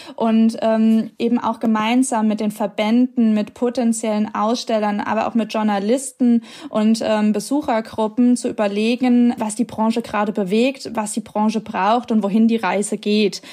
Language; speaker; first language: German; native; German